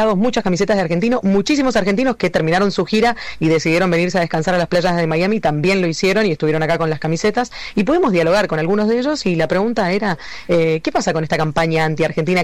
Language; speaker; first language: Spanish; native; Spanish